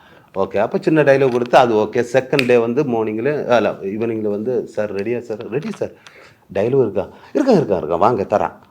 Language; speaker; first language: Tamil; non-native, learner; Malayalam